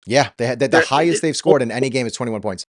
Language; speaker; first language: English; native; English